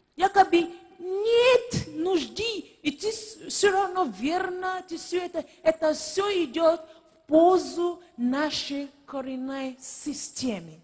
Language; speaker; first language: Russian; non-native, fluent; Yoruba